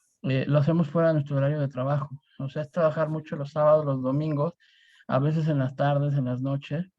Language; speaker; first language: Spanish; native; Spanish